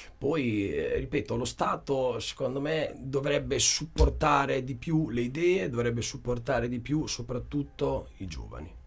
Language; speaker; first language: Italian; native; Italian